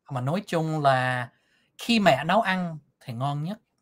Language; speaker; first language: Vietnamese; early bilingual, other home language; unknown